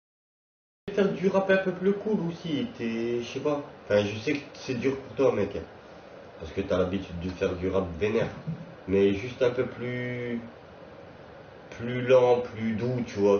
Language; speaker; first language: French; native; French